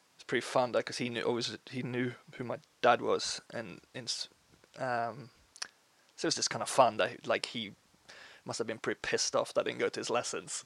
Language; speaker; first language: English; non-native, fluent; Swedish